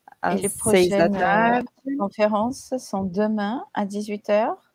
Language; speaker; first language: French; non-native, fluent; Portuguese